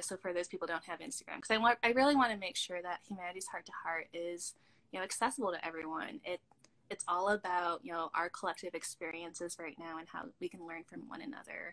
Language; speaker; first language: English; native; English